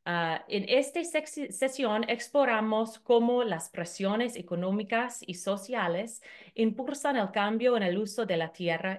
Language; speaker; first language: Spanish; non-native, fluent; English